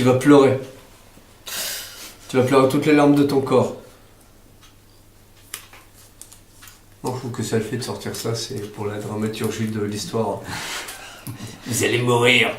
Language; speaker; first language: French; native; French